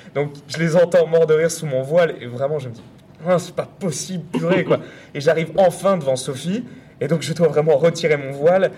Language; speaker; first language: French; native; French